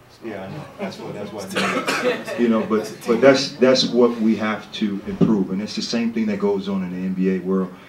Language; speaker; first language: English; native; English